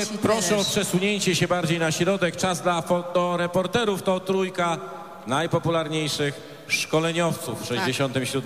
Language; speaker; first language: Polish; native; Polish